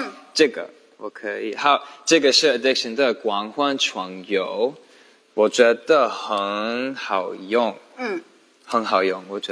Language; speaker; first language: Chinese; non-native, learner; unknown